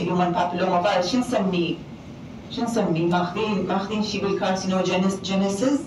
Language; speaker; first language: Arabic; native; Arabic